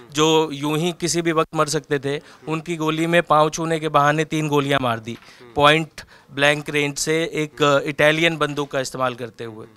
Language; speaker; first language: Hindi; native; Hindi